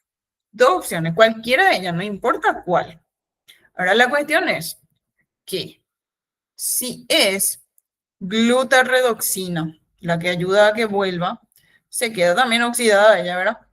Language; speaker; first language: Spanish; native; Spanish